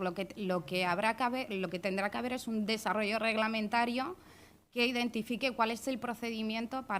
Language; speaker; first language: Spanish; native; Spanish